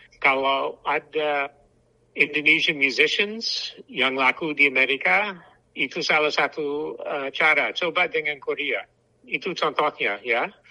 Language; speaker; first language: Indonesian; non-native, fluent; English